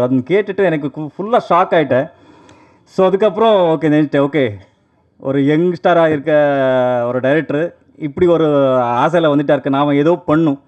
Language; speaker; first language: Tamil; non-native, learner; Kannada